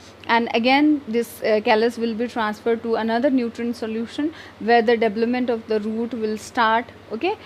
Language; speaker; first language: English; non-native, local second language; Hindi